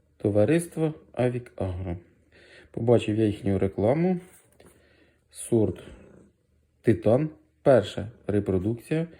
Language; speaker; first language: Ukrainian; native; Ukrainian